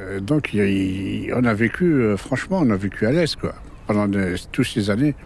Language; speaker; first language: French; early bilingual, other home language; Kabyle